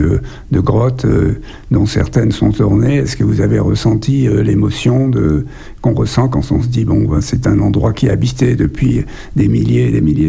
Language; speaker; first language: French; native; French